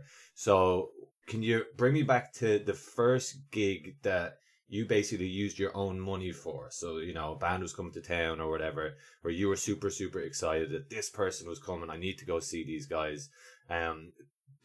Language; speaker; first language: English; native; English